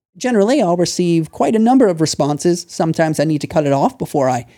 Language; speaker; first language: English; native; English